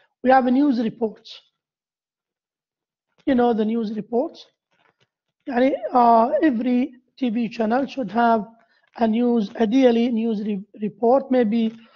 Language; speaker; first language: English; non-native, fluent; Arabic